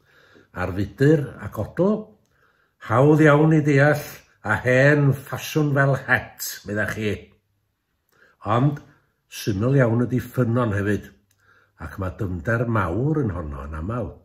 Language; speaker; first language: Welsh; native; Welsh